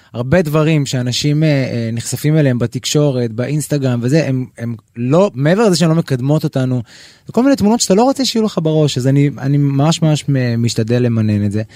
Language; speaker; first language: Hebrew; native; Hebrew